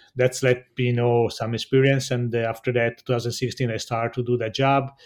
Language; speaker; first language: English; non-native, learner; Italian